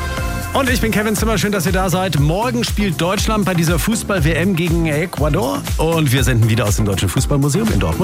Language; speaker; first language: German; native; German